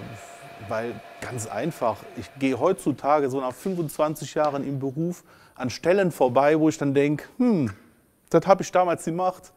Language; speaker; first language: German; native; German